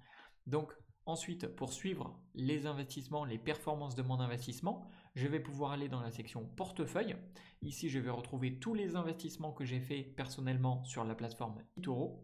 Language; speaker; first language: French; native; French